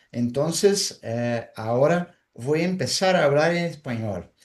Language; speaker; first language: Spanish; non-native, fluent; Portuguese